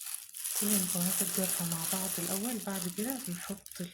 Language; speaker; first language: Arabic; native; Arabic